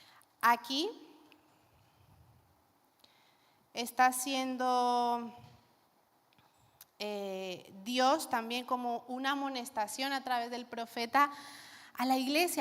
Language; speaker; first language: Spanish; native; Spanish